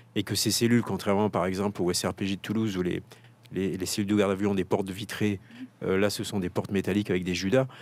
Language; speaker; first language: French; native; French